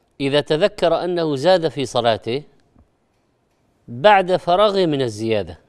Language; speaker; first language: Arabic; native; Arabic